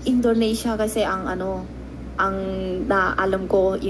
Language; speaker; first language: Filipino; non-native, learner; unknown